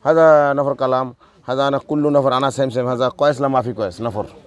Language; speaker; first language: Arabic; non-native, learner; Bangla